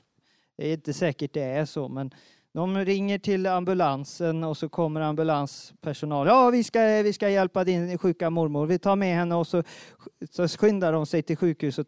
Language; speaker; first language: Swedish; native; Swedish